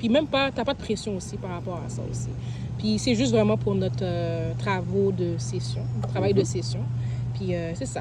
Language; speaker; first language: French; native; French